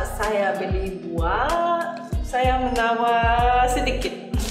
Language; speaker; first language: Indonesian; non-native, learner; German